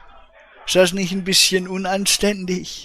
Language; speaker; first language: German; native; German